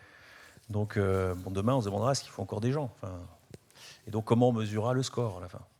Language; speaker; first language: French; native; French